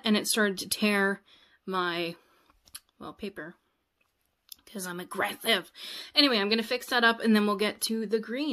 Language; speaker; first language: English; native; English